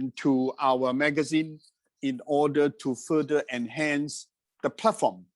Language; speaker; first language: English; non-native, fluent; Cantonese